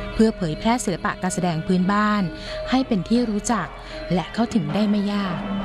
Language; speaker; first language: Thai; native; Thai